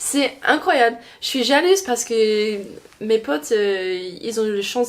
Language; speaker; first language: French; non-native, fluent; English